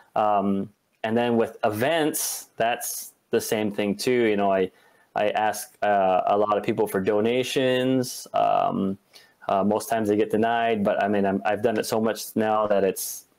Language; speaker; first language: English; native; English